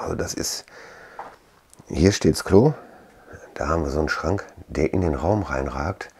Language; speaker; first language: German; native; German